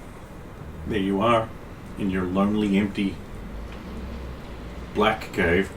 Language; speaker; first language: English; native; English